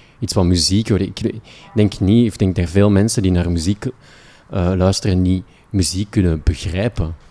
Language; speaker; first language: Dutch; native; Dutch